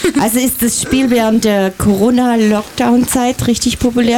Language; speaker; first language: German; native; German